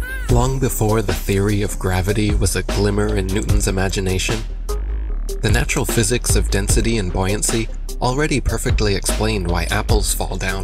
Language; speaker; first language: English; native; English